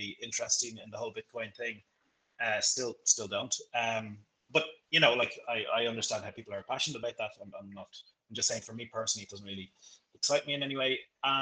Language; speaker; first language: English; native; English